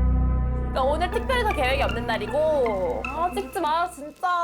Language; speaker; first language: Korean; native; Korean